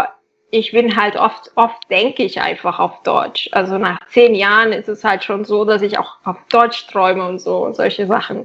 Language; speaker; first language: German; non-native, fluent; Catalan